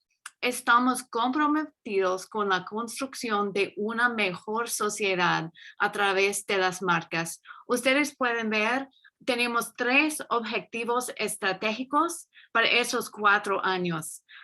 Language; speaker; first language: Spanish; non-native, fluent; English